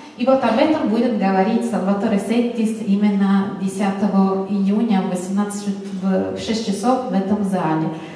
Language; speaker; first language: Russian; non-native, fluent; Italian